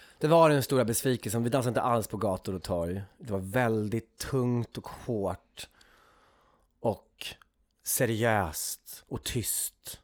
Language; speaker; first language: Swedish; native; Swedish